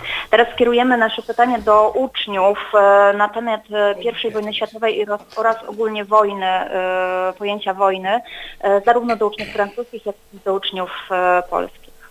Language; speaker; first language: Polish; native; Polish